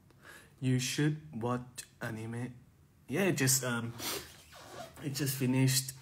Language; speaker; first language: English; non-native, fluent; Thai